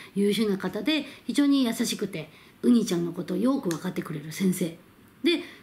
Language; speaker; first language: Japanese; non-native, fluent; Korean